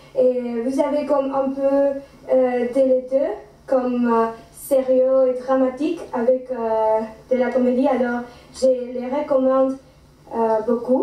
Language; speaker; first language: French; non-native, learner; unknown